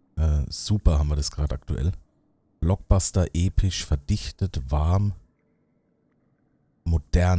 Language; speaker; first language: German; native; German